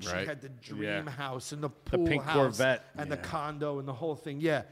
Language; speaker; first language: English; native; English